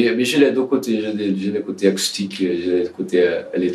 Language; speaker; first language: French; non-native, learner; Portuguese